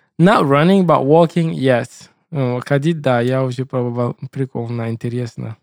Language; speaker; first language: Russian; non-native, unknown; English